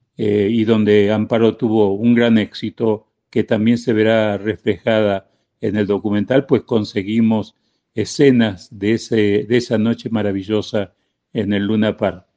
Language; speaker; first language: Spanish; native; Spanish